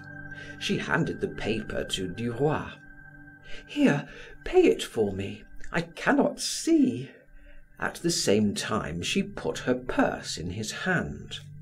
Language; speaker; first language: English; native; English